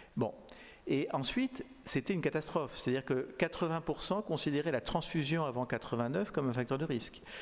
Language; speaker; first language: French; native; French